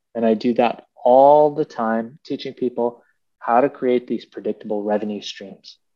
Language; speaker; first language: English; early bilingual, other home language; Persian